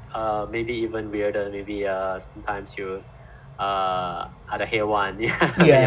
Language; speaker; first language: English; non-native, fluent; Indonesian